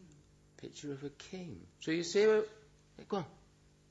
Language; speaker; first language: English; native; English